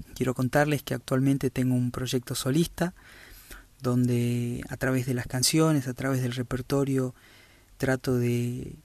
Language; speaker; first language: Spanish; native; Spanish